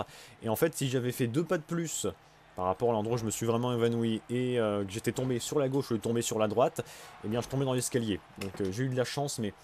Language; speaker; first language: French; native; French